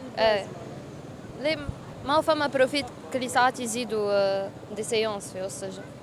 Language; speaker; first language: Arabic; native; Arabic